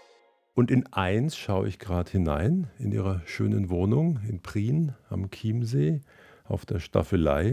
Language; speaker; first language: German; native; German